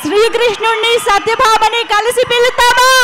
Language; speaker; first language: Telugu; native; Telugu